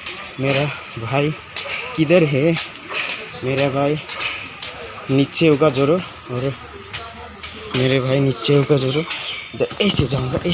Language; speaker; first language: Hindi; non-native, local second language; Assamese